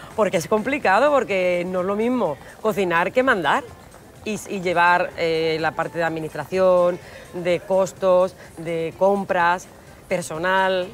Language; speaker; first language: Spanish; native; Spanish